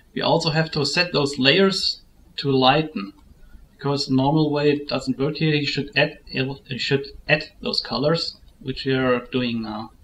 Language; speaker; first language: English; non-native, fluent; German